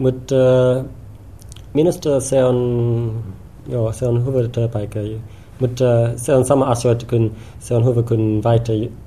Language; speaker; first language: Finnish; non-native, learner; English